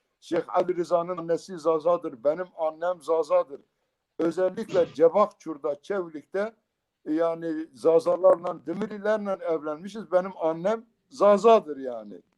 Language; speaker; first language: Turkish; non-native, local second language; Kurdish